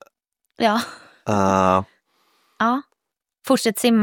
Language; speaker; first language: Swedish; native; Swedish